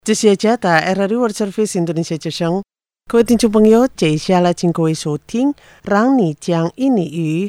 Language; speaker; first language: Chinese; non-native, fluent; Indonesian